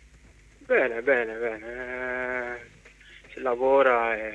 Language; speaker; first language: Italian; non-native, fluent; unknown